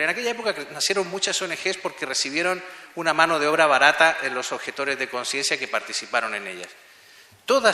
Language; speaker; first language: Spanish; native; Spanish